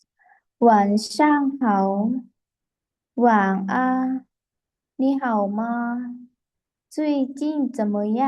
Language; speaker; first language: Chinese; non-native, learner; Lao